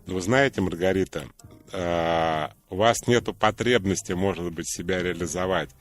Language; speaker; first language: Russian; native; Russian